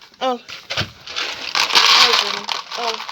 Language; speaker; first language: Turkish; non-native, learner; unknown